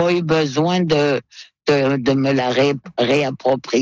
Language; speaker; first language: French; non-native, local second language; Innu-aimun